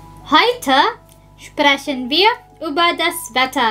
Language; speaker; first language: German; non-native, fluent; Filipino